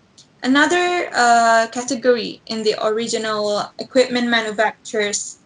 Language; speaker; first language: English; non-native, learner; Indonesian